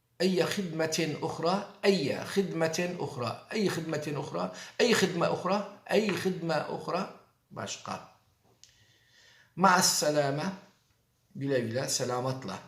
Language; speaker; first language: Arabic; non-native, fluent; Turkish